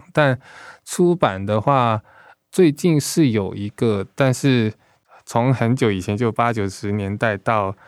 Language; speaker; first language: Chinese; non-native, local second language; Cantonese